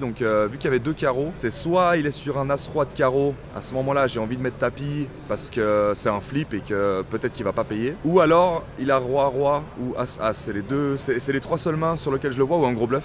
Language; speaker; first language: French; native; French